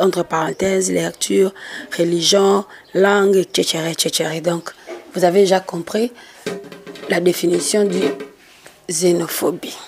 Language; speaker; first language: French; non-native, local second language; Lingala